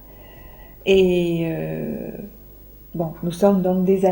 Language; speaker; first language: French; native; French